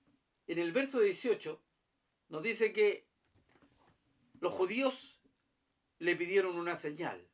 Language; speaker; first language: Spanish; native; Spanish